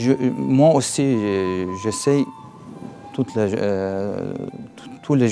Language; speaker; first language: French; non-native, learner; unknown